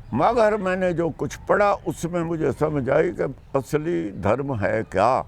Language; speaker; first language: Hindi; non-native, local second language; Punjabi